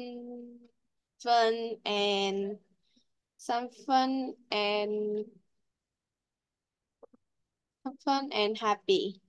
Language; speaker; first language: English; non-native, learner; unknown